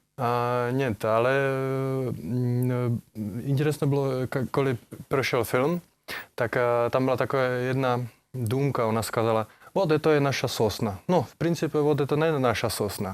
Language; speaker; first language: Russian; non-native, learner; Czech